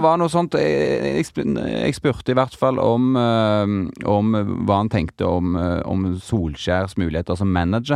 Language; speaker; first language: Norwegian; native; Norwegian